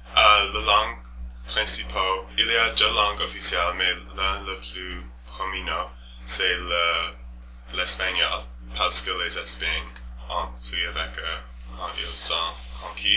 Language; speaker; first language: French; non-native, learner; English